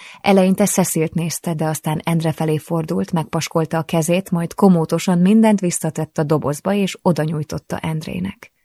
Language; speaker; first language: Hungarian; native; Hungarian